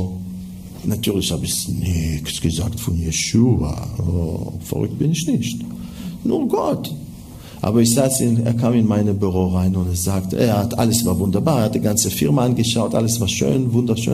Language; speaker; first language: German; non-native, fluent; Hebrew